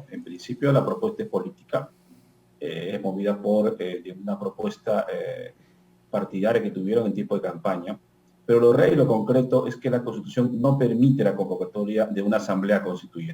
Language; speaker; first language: Spanish; native; Spanish